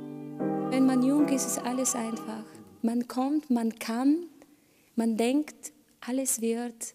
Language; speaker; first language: German; non-native, fluent; Bulgarian